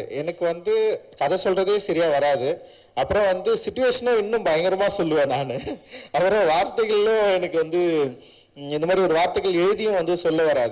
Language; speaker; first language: Tamil; native; Tamil